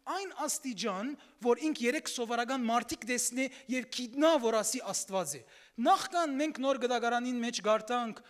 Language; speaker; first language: Armenian; early bilingual, heritage; Armenian